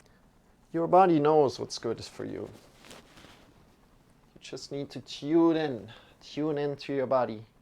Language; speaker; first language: English; non-native, fluent; German